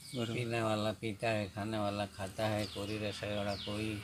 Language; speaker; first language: Hindi; non-native, local second language; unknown